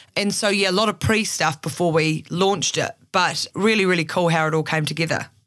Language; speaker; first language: English; native; English